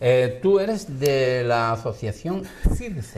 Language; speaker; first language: Spanish; native; Spanish